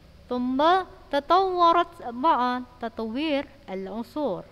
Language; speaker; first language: Arabic; non-native, fluent; Indonesian